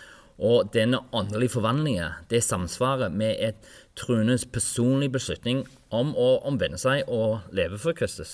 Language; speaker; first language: Norwegian; non-native, fluent; English